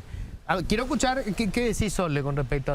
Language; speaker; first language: Spanish; native; Spanish